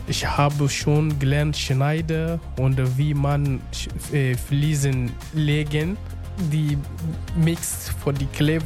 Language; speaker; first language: German; non-native, learner; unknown